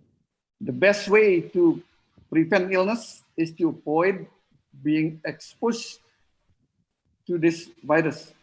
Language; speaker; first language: English; non-native, learner; Indonesian